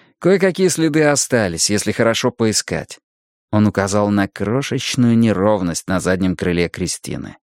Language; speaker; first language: Russian; native; Russian